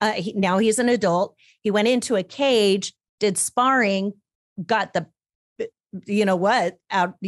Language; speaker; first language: English; native; English